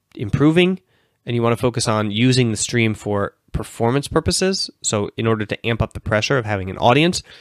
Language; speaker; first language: English; native; English